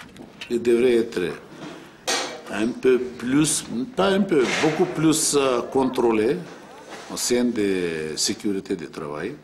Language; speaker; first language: French; non-native, fluent; Bulgarian